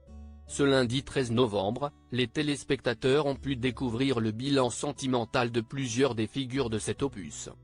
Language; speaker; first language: French; native; French